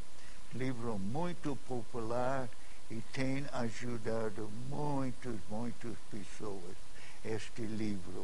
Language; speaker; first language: Portuguese; non-native, fluent; English